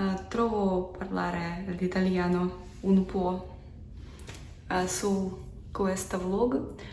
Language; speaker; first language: Italian; non-native, learner; Russian